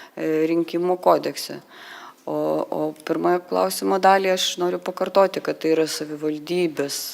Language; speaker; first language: Lithuanian; non-native, local second language; Polish